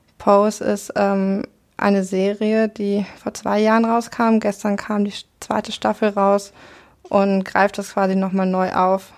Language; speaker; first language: German; native; German